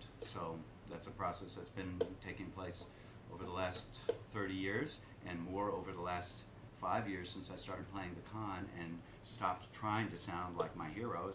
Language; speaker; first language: English; native; English